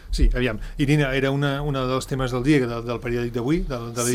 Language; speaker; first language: Catalan; native; Catalan